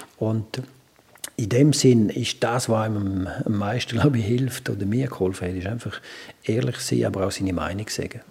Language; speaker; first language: German; non-native, local second language; Romansh